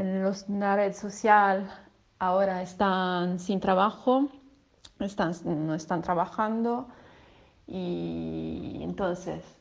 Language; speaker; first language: Spanish; non-native, fluent; Italian